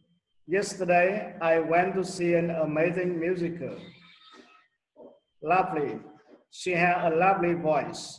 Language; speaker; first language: English; non-native, learner; Vietnamese